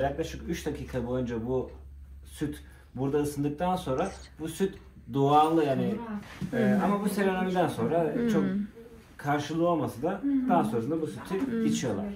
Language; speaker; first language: Turkish; native; Turkish